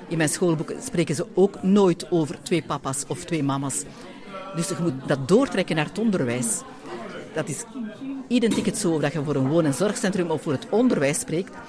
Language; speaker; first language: Dutch; native; Dutch